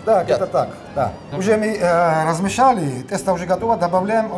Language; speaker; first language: Polish; non-native, learner; Georgian